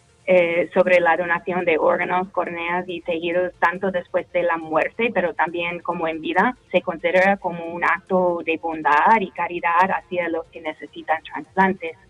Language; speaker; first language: Spanish; non-native, fluent; English